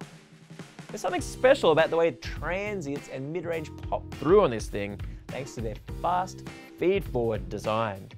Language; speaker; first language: English; native; English